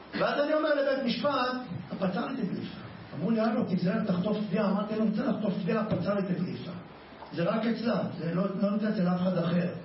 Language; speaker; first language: Hebrew; native; Hebrew